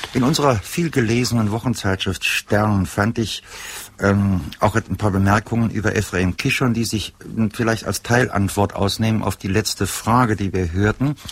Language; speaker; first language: German; native; German